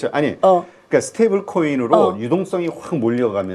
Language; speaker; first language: Korean; native; Korean